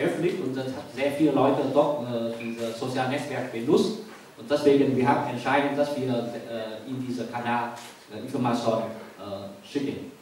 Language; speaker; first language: German; non-native, learner; Vietnamese